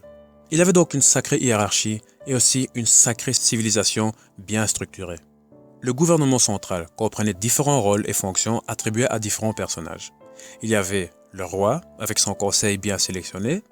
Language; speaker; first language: French; native; French